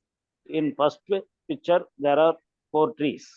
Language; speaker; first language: English; non-native, learner; Tamil